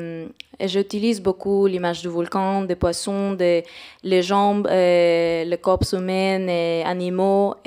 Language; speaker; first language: French; non-native, fluent; Spanish